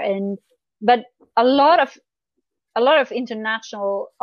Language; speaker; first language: English; non-native, fluent; Swedish